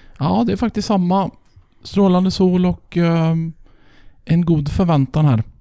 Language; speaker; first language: Swedish; native; Swedish